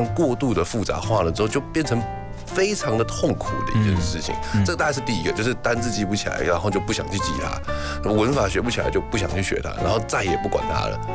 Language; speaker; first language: Chinese; native; Chinese